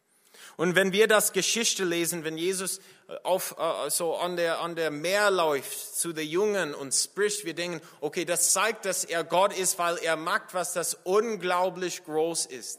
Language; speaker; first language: German; non-native, fluent; English